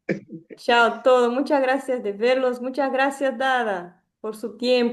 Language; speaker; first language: Spanish; non-native, fluent; Portuguese